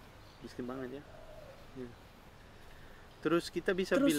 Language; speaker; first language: Indonesian; non-native, fluent; Dutch